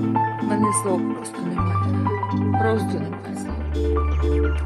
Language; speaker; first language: Ukrainian; non-native, local second language; Russian